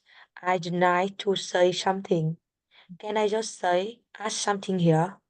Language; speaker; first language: English; non-native, learner; Vietnamese